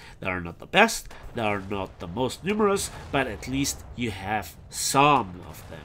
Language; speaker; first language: English; non-native, fluent; German